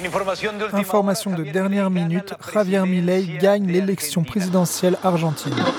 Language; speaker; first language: French; native; French